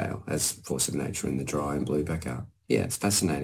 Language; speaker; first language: English; native; English